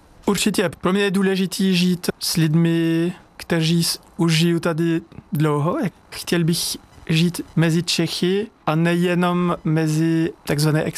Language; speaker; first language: Czech; non-native, learner; French